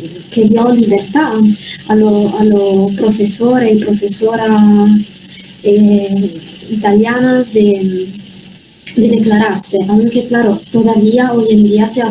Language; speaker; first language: Spanish; non-native, fluent; Italian